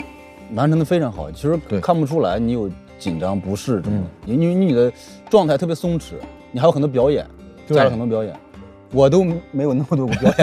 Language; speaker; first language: Chinese; native; Chinese